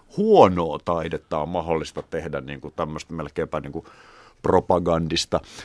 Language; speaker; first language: Finnish; native; Finnish